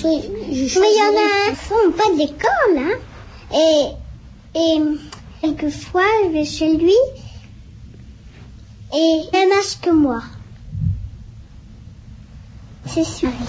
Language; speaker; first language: French; early bilingual, other home language; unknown